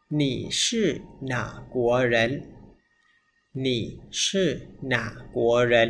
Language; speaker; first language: Chinese; non-native, fluent; Thai